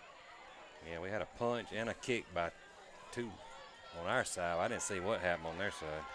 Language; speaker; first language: English; native; English